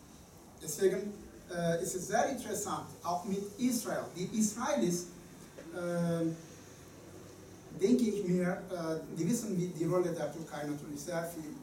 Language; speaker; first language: German; non-native, fluent; Turkish